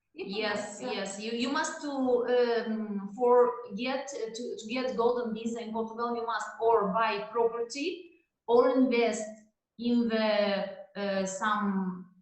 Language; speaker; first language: English; non-native, learner; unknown